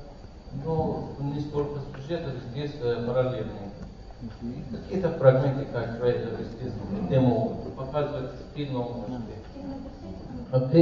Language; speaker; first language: Russian; non-native, learner; Persian